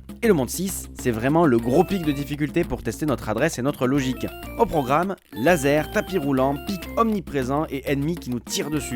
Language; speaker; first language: French; native; French